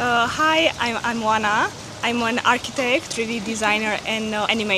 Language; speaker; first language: English; non-native, fluent; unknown